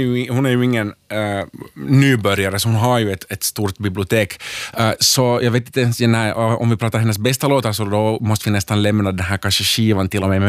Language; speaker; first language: Swedish; native; Swedish